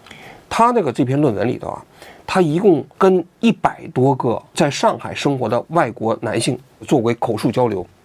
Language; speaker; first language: Chinese; native; Chinese